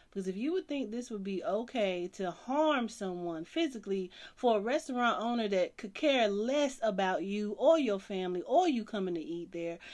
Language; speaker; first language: English; native; English